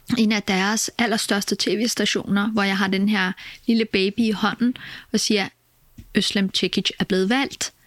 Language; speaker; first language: Danish; early bilingual, other home language; Kurdish